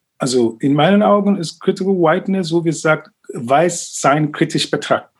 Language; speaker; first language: German; non-native, fluent; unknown